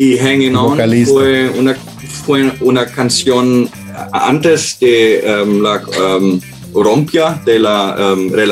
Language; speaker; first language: Spanish; non-native, learner; German